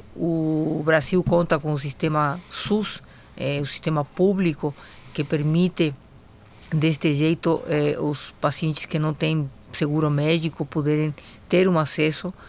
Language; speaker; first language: Portuguese; non-native, fluent; Spanish